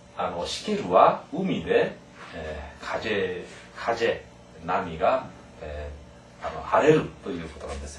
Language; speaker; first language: Japanese; non-native, fluent; Korean